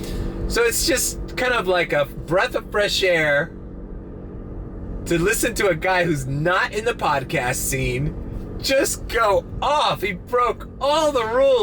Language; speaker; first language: English; early bilingual, other home language; Spanish